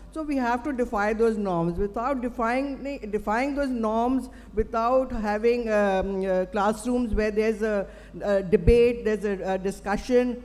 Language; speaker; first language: English; non-native, local second language; Urdu